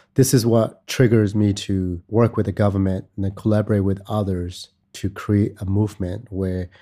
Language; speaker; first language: English; non-native, fluent; Burmese